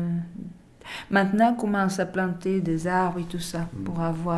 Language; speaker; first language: French; non-native, learner; Portuguese